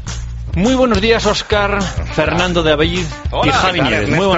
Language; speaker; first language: Spanish; native; Spanish